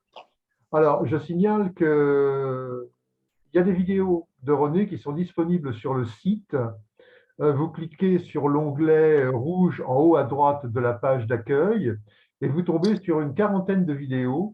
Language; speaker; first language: French; native; French